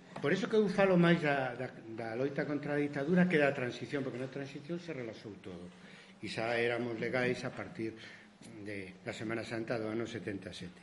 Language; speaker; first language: Galician; non-native, local second language; Spanish